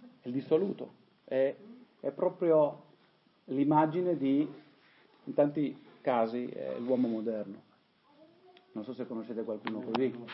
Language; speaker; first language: Italian; non-native, fluent; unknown